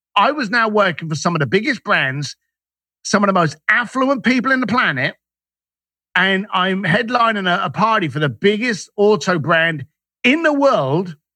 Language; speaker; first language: English; native; English